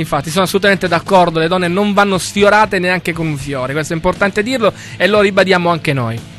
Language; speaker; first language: Italian; native; Italian